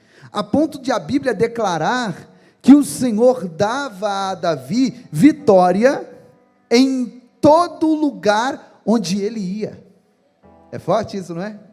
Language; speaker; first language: Portuguese; native; Portuguese